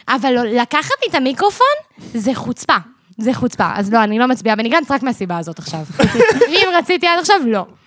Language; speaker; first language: Hebrew; early bilingual, other home language; English